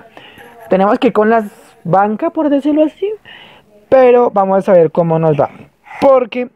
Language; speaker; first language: Spanish; native; Spanish